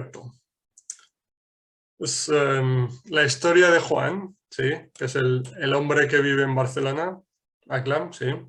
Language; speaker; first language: Spanish; non-native, fluent; English